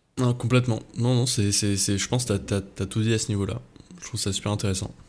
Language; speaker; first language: French; native; French